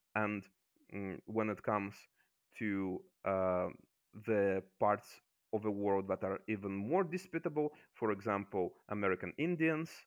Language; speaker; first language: English; non-native, fluent; Azerbaijani